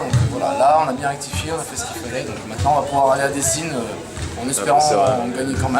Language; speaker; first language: French; native; French